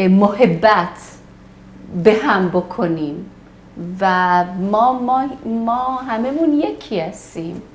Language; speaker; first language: Persian; early bilingual, heritage; Persian